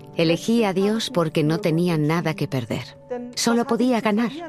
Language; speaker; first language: Spanish; non-native, fluent; German